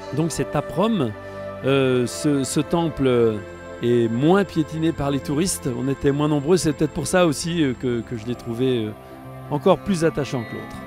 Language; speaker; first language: French; native; French